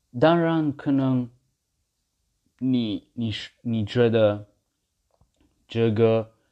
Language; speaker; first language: Chinese; non-native, learner; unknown